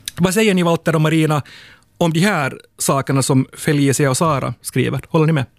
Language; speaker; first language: Swedish; native; Swedish